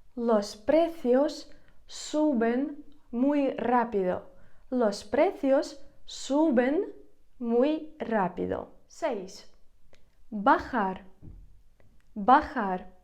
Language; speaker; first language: Spanish; non-native, fluent; Ukrainian